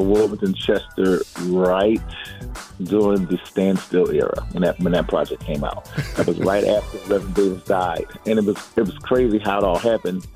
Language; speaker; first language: English; native; English